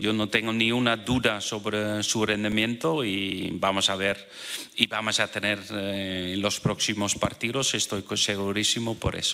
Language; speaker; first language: Spanish; non-native, fluent; Dutch